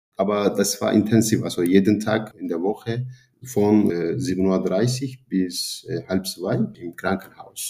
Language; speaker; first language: German; non-native, fluent; Turkish